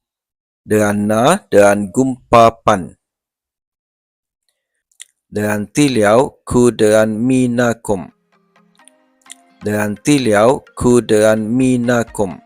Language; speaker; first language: Thai; non-native, learner; English